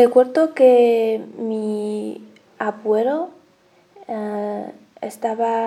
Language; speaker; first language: Spanish; non-native, learner; Chinese